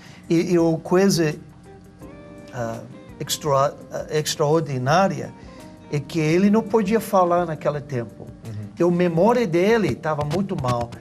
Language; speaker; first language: Portuguese; non-native, learner; English